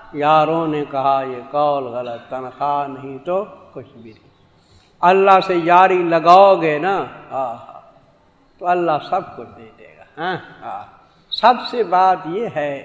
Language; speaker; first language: Urdu; non-native, local second language; Saraiki